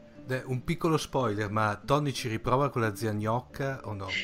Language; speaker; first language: Italian; native; Italian